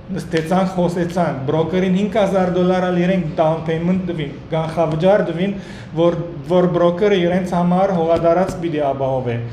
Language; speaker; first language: Armenian; early bilingual, heritage; Armenian